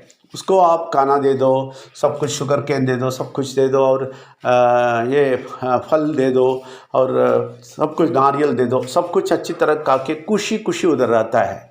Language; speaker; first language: Hindi; non-native, local second language; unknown